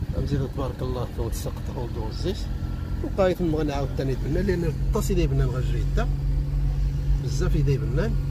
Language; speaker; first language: Arabic; native; Arabic